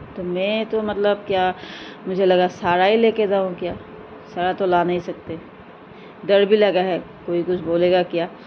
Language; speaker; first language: Hindi; non-native, local second language; Assamese